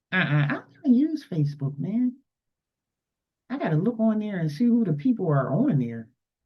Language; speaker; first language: English; native; English